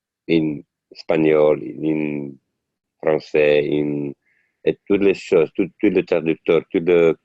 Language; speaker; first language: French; non-native, learner; Italian